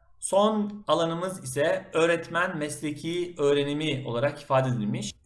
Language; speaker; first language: Turkish; native; Turkish